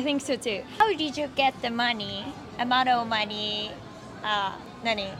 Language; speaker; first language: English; non-native, learner; Japanese